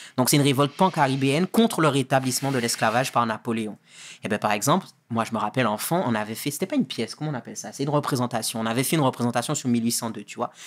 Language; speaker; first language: French; native; French